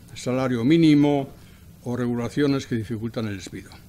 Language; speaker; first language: Spanish; non-native, fluent; German